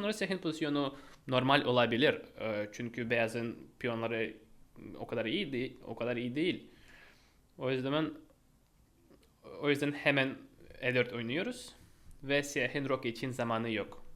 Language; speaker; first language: Turkish; non-native, fluent; Russian